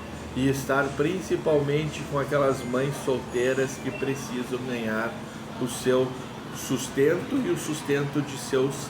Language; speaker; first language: Portuguese; native; Portuguese